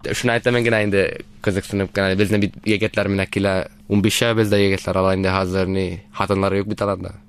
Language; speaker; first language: Tatar; early bilingual, heritage; Tatar